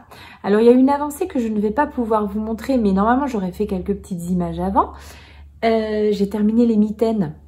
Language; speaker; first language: French; native; French